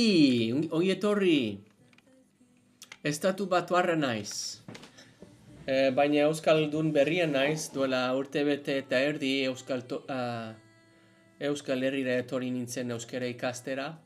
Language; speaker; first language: Basque; non-native, learner; English